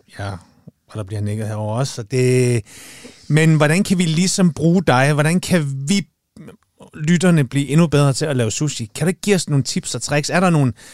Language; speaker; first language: Danish; native; Danish